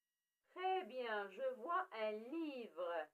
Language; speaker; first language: French; non-native, local second language; Arabic